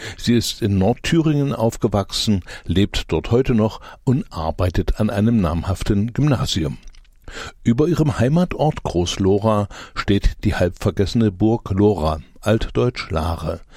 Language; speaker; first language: German; native; German